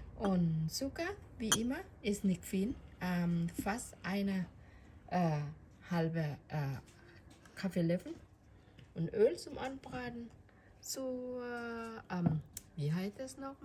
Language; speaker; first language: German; non-native, learner; Thai